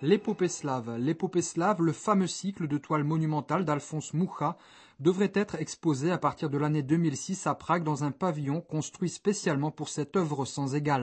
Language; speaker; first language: French; native; French